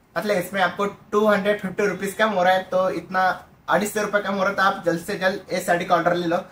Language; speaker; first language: Hindi; non-native, local second language; Marathi